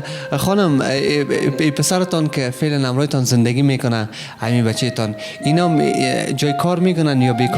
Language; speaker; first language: Persian; native; Persian